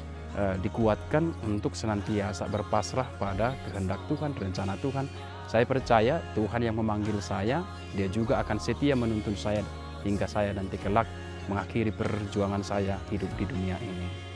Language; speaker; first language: Indonesian; native; Indonesian